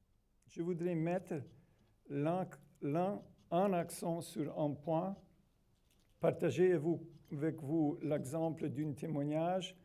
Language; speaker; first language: French; non-native, fluent; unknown